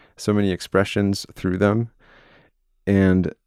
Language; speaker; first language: English; non-native, fluent; French